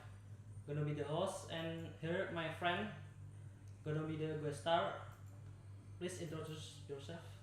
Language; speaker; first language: English; non-native, learner; Indonesian